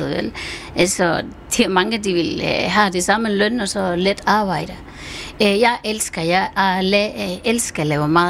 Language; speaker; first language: Danish; non-native, fluent; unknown